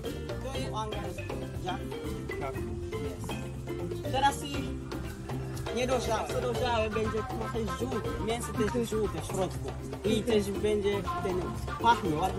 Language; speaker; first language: Polish; non-native, learner; Swahili